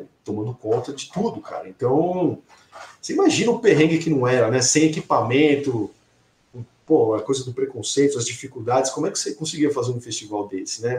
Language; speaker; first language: Portuguese; native; Portuguese